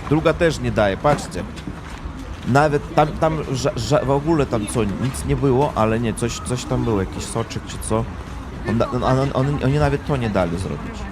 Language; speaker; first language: Polish; non-native, fluent; Russian